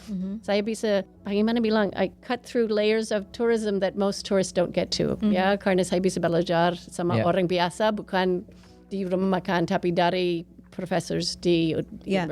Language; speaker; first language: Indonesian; non-native, fluent; English